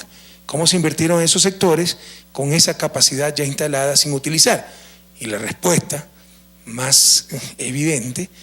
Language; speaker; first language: Spanish; native; Spanish